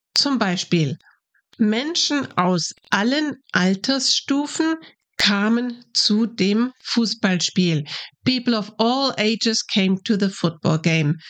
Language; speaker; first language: English; non-native, fluent; German